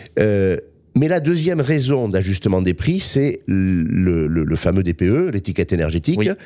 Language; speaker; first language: French; native; French